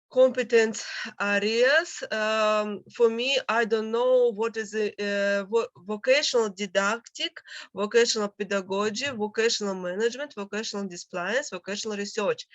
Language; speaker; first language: English; non-native, learner; Russian